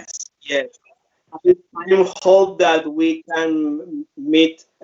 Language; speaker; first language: English; non-native, fluent; Spanish